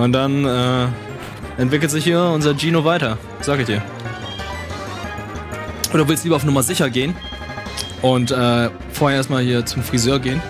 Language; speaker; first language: German; native; German